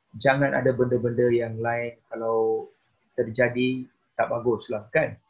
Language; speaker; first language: Malay; non-native, local second language; Tamil